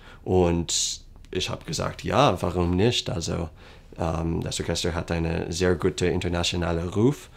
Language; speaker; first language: German; non-native, fluent; English